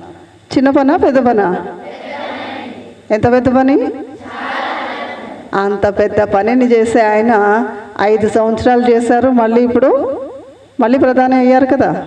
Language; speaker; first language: Telugu; native; Telugu